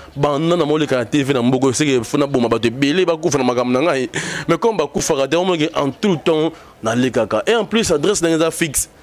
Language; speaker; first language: Lingala; non-native, local second language; Kongo